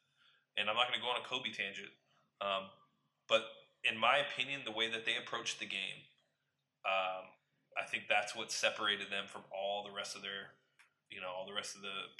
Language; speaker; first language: English; native; English